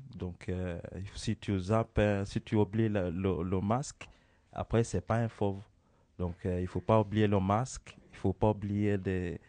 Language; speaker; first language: French; non-native, learner; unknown